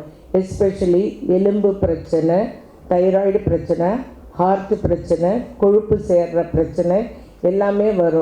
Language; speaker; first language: Tamil; native; Tamil